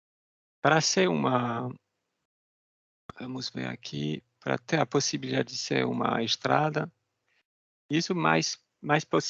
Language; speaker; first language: Portuguese; non-native, fluent; French